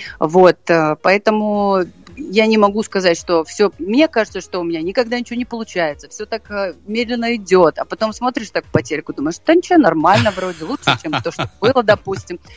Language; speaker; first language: Russian; native; Russian